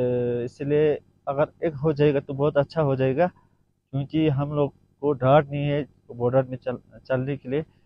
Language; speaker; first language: Hindi; non-native, local second language; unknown